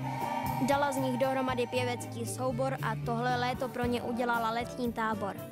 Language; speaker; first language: Czech; native; Czech